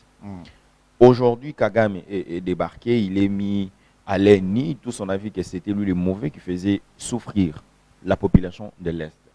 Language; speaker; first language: French; non-native, local second language; Lingala